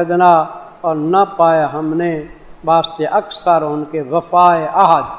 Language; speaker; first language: Urdu; non-native, local second language; Saraiki